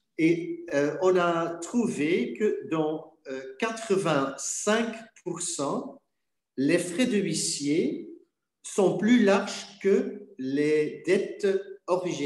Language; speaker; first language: French; non-native, fluent; Dutch